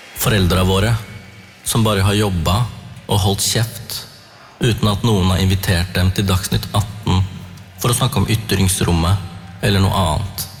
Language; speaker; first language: Norwegian; early bilingual, other home language; Tamil